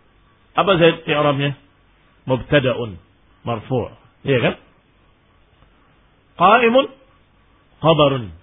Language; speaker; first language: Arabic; non-native, fluent; Indonesian